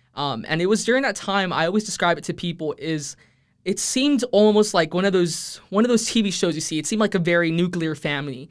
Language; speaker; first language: English; early bilingual, other home language; Spanish